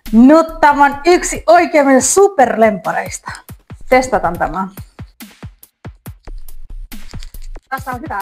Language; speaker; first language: Finnish; non-native, learner; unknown